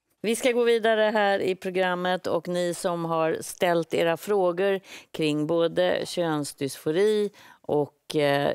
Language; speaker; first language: Swedish; native; Swedish